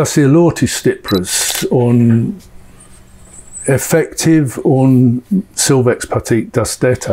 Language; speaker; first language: Latvian; non-native, learner; English